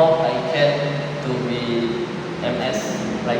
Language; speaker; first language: English; non-native, learner; Indonesian